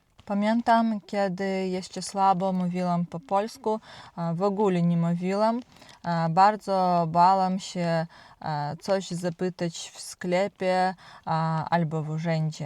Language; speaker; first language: Polish; non-native, learner; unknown